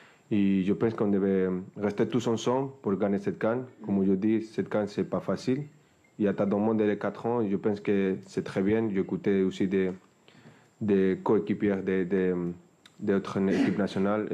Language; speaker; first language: French; non-native, fluent; Spanish